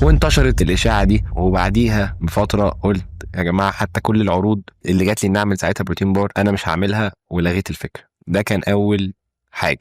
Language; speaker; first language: Arabic; native; Arabic